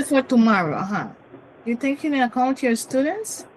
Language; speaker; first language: English; non-native, learner; Spanish